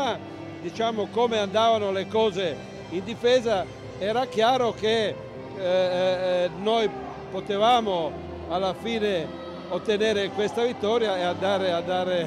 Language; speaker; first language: Italian; non-native, fluent; Croatian